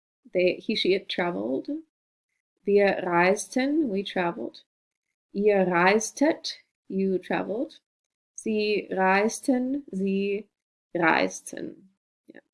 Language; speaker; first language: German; non-native, fluent; English